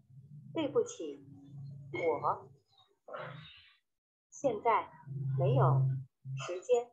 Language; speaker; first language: Chinese; non-native, learner; Vietnamese